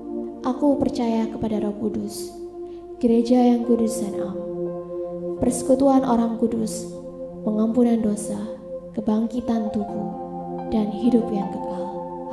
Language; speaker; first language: Indonesian; native; Indonesian